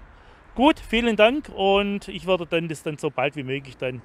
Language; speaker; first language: German; native; German